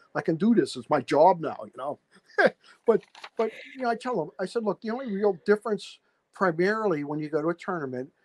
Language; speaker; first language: English; native; English